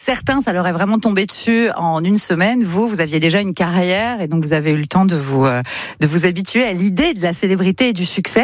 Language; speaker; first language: French; native; French